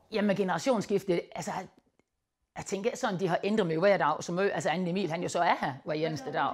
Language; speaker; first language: Danish; native; Danish